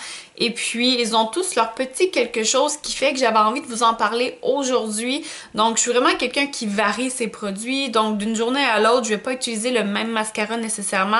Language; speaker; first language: French; native; French